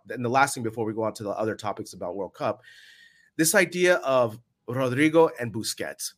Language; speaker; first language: English; native; English